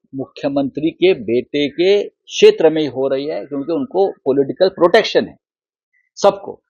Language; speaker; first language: Hindi; non-native, local second language; Marathi